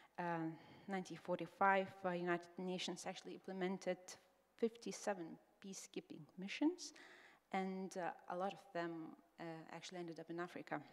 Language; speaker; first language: English; non-native, fluent; Lithuanian